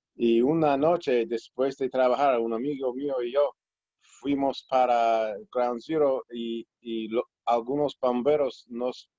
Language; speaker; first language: Spanish; non-native, learner; English